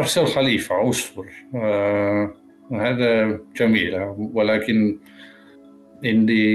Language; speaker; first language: Arabic; non-native, learner; Dutch